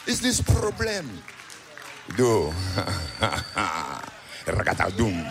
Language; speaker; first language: English; non-native, learner; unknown